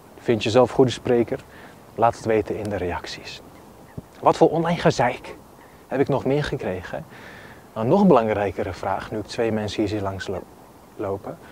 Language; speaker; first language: Dutch; early bilingual, other home language; Bosnian